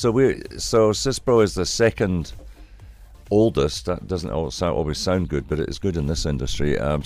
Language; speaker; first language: English; native; English